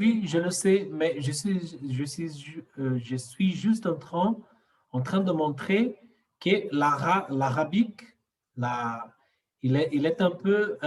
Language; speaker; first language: French; non-native, fluent; Portuguese